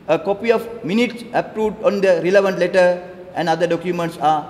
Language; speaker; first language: English; non-native, local second language; Sinhala